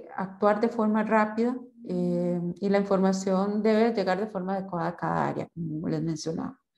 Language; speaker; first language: Spanish; native; Spanish